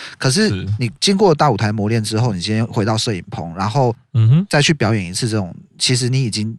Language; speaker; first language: Chinese; native; Chinese